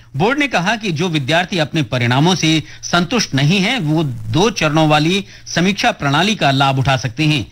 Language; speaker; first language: Hindi; native; Hindi